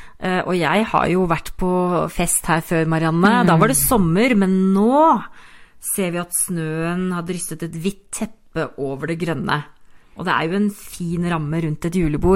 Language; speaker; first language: Norwegian; native; Norwegian